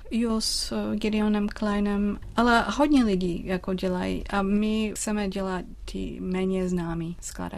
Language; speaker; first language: Czech; non-native, fluent; English